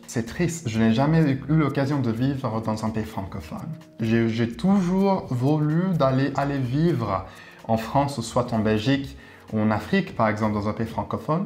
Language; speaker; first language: French; non-native, fluent; English